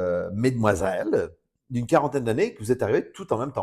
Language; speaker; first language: French; native; French